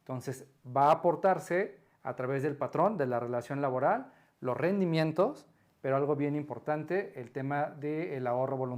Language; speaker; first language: Spanish; native; Spanish